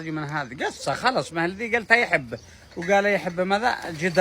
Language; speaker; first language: Arabic; native; Arabic